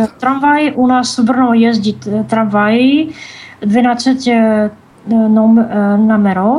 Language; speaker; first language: Russian; non-native, learner; Czech